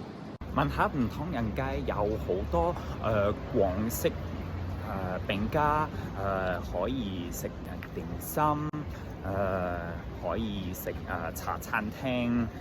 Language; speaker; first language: Chinese; non-native, learner; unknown